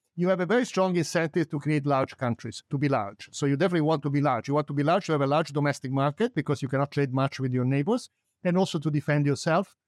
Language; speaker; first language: English; non-native, fluent; Italian